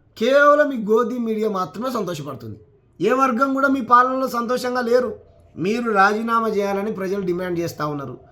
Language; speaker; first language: Telugu; native; Telugu